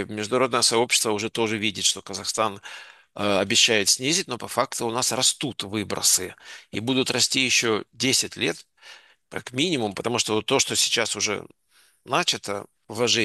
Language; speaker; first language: Russian; native; Russian